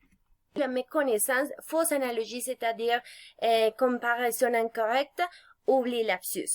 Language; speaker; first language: French; non-native, fluent; Spanish